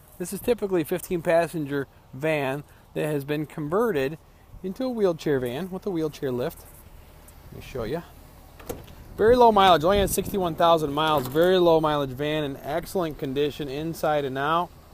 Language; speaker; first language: English; native; English